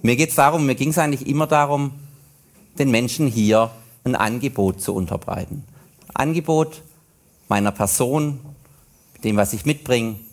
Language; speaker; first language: German; native; German